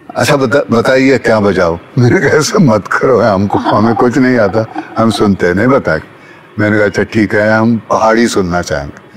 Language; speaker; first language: Hindi; non-native, local second language; Marathi